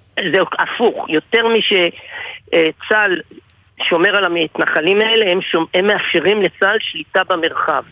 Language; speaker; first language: Hebrew; native; Hebrew